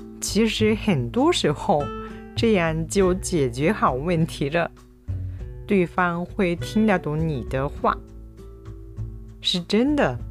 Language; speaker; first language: Chinese; non-native, fluent; Japanese